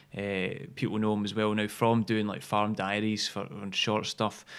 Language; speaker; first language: English; native; English